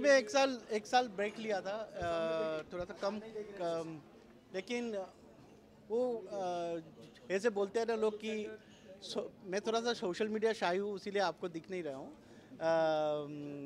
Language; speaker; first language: Hindi; non-native, local second language; Bangla